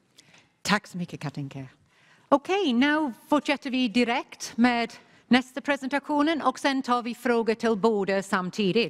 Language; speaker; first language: Swedish; non-native, fluent; English